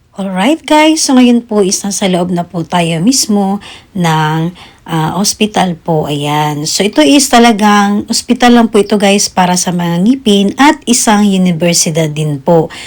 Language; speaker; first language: Filipino; native; Filipino